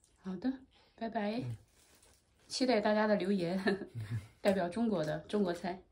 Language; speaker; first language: Chinese; native; Chinese